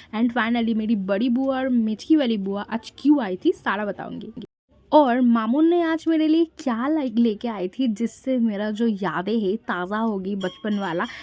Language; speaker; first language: Hindi; non-native, local second language; Bangla